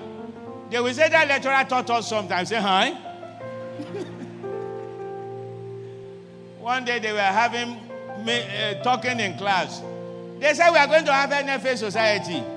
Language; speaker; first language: English; non-native, local second language; Yoruba